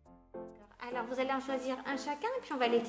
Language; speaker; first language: French; native; French